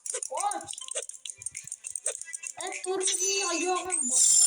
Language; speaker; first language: Turkish; non-native, learner; Uzbek